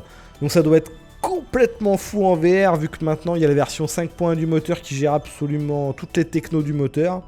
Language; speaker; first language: French; native; French